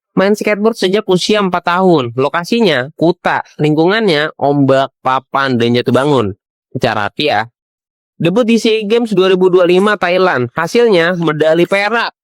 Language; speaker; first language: Indonesian; native; Indonesian